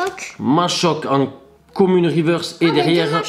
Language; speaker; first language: French; native; French